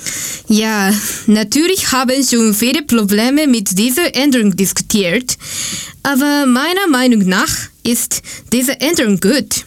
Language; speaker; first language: German; non-native, learner; Japanese